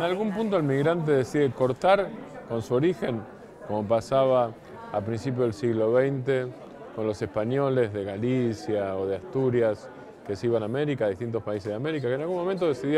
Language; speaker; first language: Spanish; native; Spanish